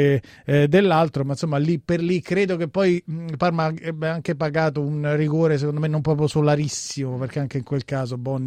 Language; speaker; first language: Italian; native; Italian